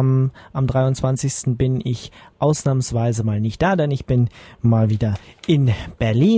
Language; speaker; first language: German; native; German